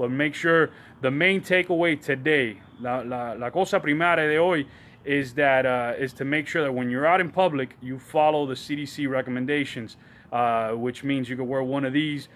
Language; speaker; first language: English; early bilingual, other home language; Spanish